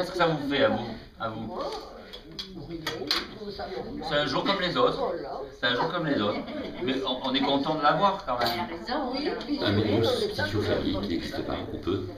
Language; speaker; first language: French; native; French